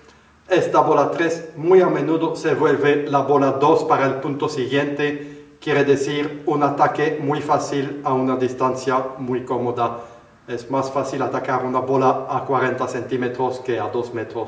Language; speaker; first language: Spanish; non-native, fluent; French